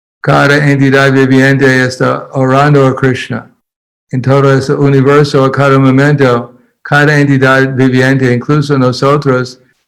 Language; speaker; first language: Spanish; non-native, fluent; English